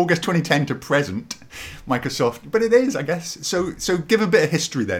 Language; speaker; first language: English; native; English